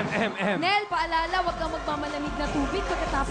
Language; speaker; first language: Filipino; native; Filipino